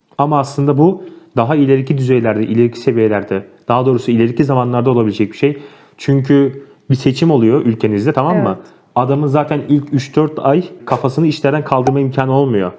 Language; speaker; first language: Turkish; native; Turkish